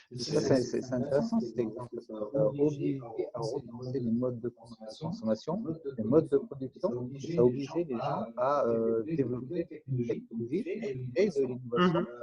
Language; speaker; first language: French; native; French